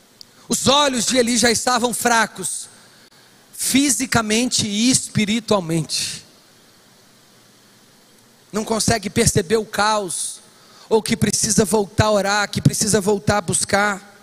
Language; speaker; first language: Portuguese; native; Portuguese